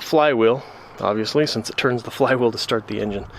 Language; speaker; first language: English; native; English